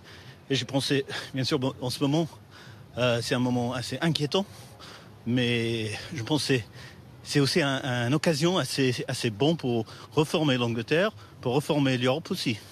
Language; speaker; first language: French; non-native, fluent; English